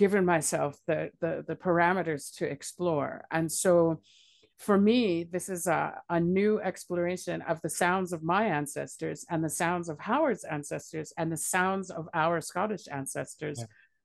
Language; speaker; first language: English; native; English